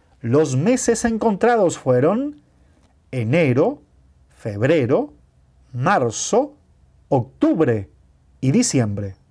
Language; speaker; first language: Spanish; non-native, fluent; Portuguese